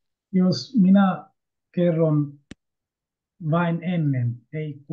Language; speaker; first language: Finnish; non-native, learner; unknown